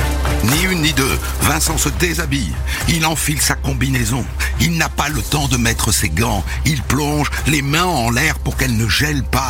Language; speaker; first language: French; native; French